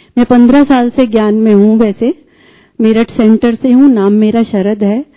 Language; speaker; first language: Hindi; native; Hindi